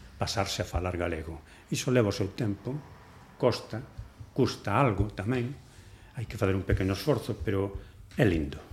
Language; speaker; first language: Galician; non-native, local second language; Spanish